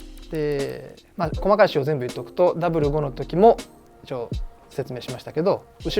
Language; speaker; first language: Japanese; native; Japanese